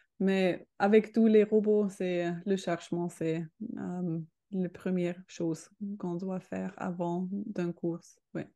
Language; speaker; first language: French; non-native, learner; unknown